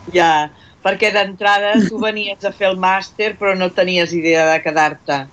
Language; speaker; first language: Catalan; native; Catalan